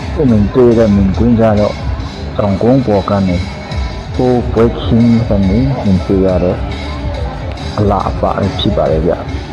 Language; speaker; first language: Burmese; non-native, local second language; Pa'o Karen